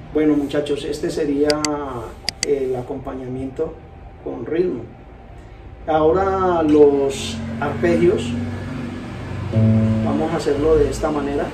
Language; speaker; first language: Spanish; native; Spanish